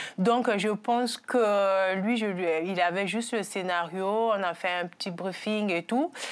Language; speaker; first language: French; non-native, local second language; Sango